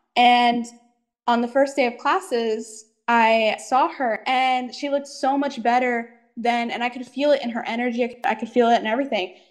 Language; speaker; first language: English; native; English